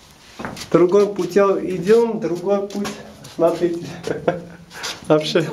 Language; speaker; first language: Russian; non-native, local second language; Armenian